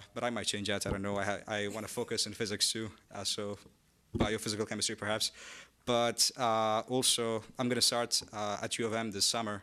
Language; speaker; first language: English; non-native, fluent; Amharic